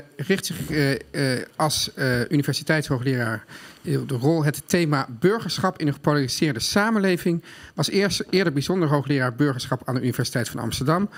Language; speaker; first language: Dutch; native; Dutch